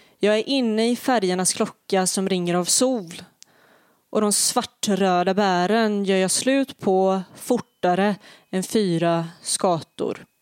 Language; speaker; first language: Swedish; early bilingual, other home language; Bosnian